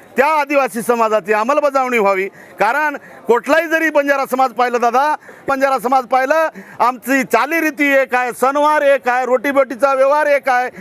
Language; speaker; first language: Marathi; non-native, local second language; Lambadi